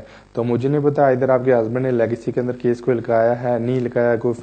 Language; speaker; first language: Urdu; native; Urdu